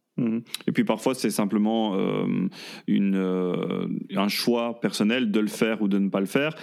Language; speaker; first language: French; native; French